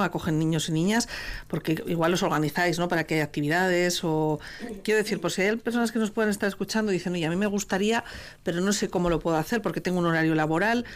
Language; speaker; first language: Spanish; native; Spanish